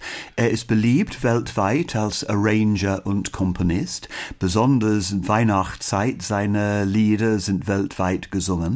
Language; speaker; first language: German; non-native, learner; English